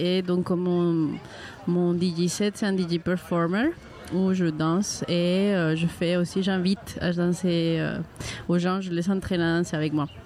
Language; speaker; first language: French; non-native, fluent; Spanish